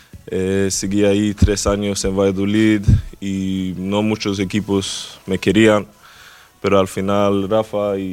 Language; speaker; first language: Spanish; non-native, fluent; Swedish